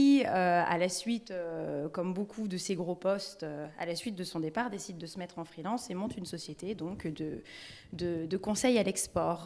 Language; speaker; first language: French; native; French